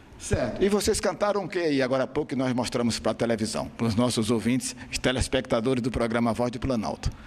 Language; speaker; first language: Portuguese; native; Portuguese